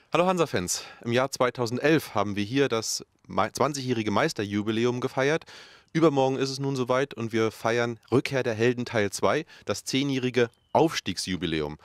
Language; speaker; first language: German; native; German